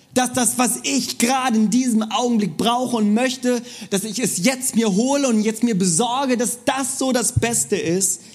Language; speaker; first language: German; non-native, fluent; Korean